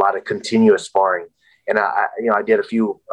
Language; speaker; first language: English; native; English